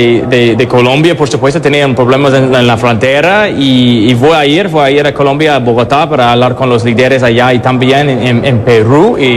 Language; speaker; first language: Spanish; non-native, fluent; English